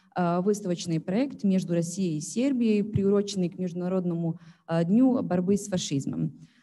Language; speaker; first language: Russian; non-native, fluent; Bosnian